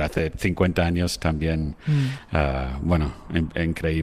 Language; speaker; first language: Spanish; non-native, fluent; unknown